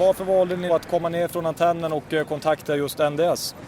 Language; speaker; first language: Swedish; native; Swedish